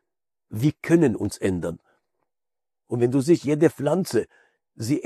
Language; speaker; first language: German; non-native, fluent; Hebrew